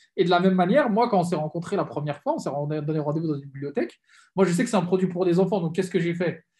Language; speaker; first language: French; native; French